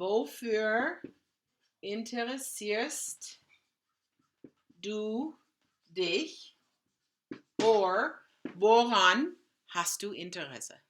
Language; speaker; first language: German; non-native, fluent; English